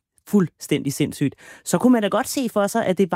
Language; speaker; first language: Danish; native; Danish